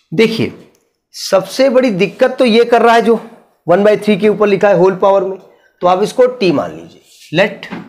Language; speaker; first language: Hindi; native; Hindi